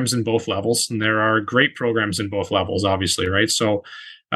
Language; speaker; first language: English; native; English